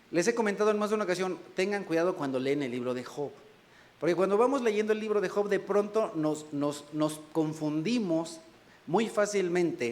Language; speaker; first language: Spanish; native; Spanish